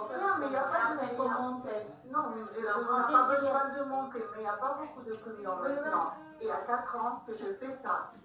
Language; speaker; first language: French; non-native, learner; Portuguese